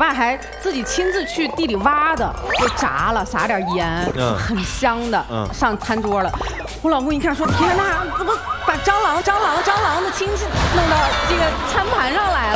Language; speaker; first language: Chinese; native; Chinese